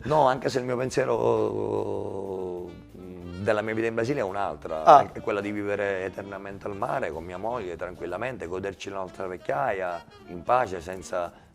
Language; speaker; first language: Italian; native; Italian